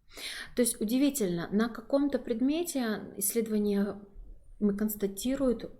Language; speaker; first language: Russian; native; Russian